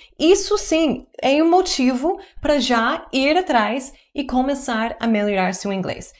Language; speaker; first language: Portuguese; non-native, fluent; English